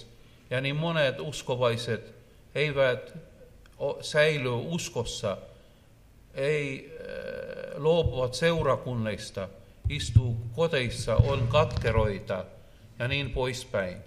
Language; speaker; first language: Finnish; non-native, learner; Russian